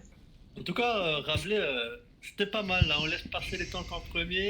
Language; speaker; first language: French; native; French